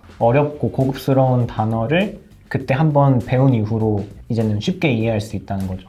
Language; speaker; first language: Korean; native; Korean